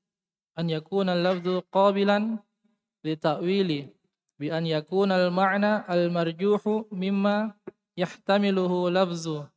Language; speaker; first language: Arabic; non-native, learner; Indonesian